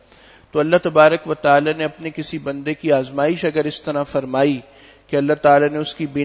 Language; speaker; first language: Urdu; native; Urdu